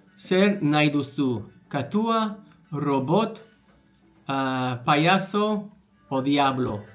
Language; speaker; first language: Basque; non-native, learner; English